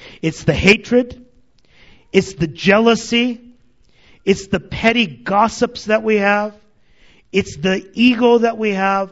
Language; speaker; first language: English; early bilingual, other home language; Armenian